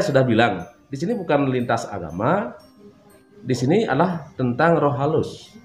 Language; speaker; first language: Indonesian; non-native, local second language; Balinese